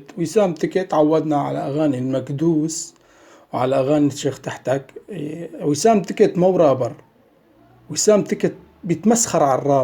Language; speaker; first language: Arabic; native; Arabic